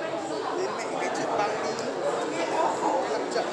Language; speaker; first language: Vietnamese; native; Vietnamese